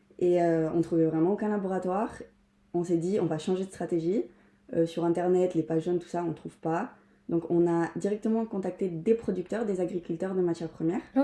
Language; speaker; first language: French; non-native, fluent; Spanish